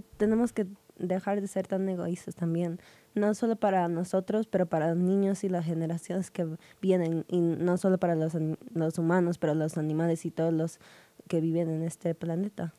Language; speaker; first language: Spanish; early bilingual, heritage; Spanish